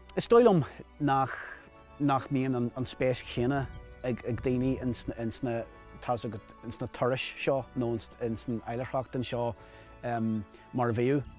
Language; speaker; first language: Irish; non-native, local second language; English